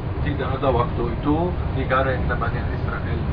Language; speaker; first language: Indonesian; non-native, fluent; Arabic